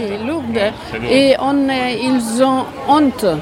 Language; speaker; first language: French; non-native, fluent; Spanish